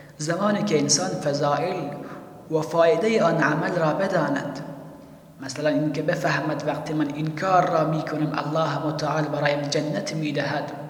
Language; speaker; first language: Persian; native; Persian